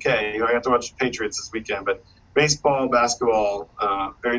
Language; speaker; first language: English; native; English